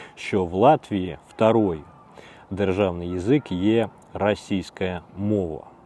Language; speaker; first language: Ukrainian; non-native, learner; Russian